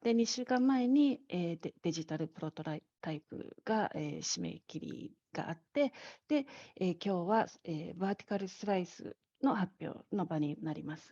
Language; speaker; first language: Japanese; native; Japanese